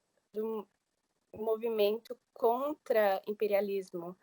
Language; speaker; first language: Portuguese; early bilingual, heritage; English